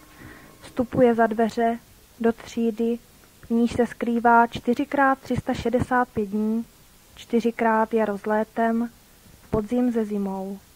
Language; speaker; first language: Czech; native; Czech